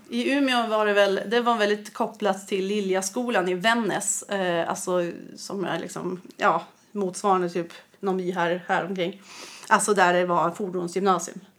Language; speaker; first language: Swedish; native; Swedish